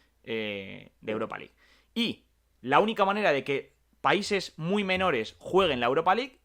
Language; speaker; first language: Spanish; native; Spanish